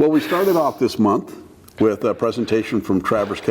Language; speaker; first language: English; native; English